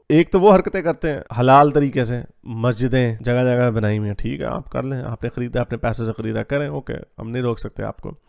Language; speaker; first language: Urdu; native; Urdu